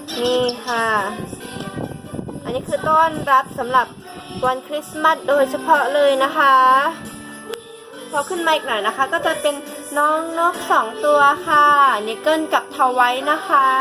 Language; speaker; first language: Thai; native; Thai